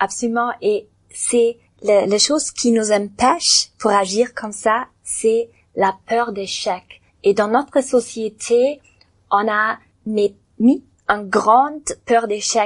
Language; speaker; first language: French; non-native, learner; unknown